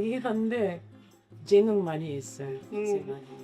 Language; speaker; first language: Korean; non-native, learner; English